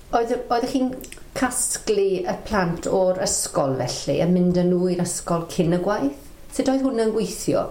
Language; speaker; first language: Welsh; non-native, local second language; English